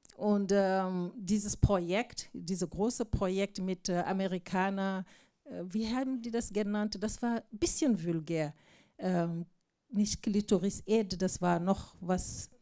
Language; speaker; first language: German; non-native, fluent; Fula